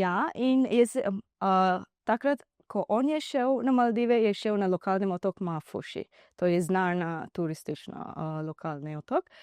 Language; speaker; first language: Slovenian; non-native, learner; Divehi